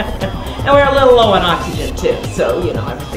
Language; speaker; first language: English; native; English